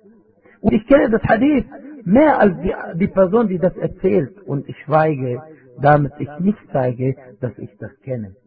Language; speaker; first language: German; non-native, fluent; Arabic